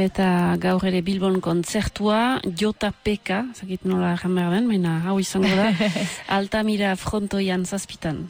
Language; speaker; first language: Basque; native; Basque